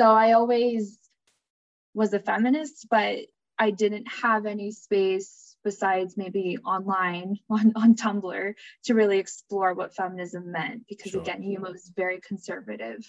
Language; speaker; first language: English; native; English